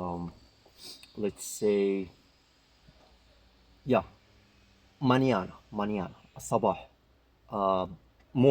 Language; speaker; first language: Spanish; non-native, learner; Arabic